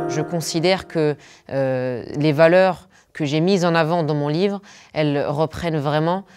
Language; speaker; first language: French; non-native, local second language; Arabic